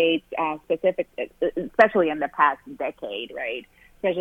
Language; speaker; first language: English; non-native, fluent; Spanish